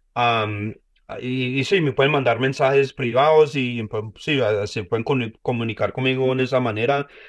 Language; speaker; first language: Spanish; early bilingual, heritage; Spanish